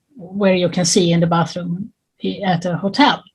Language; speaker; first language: English; non-native, fluent; Swedish